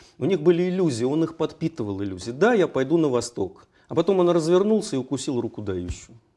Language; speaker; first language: Russian; native; Russian